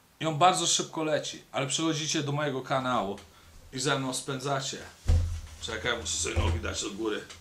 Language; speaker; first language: Polish; early bilingual, heritage; Polish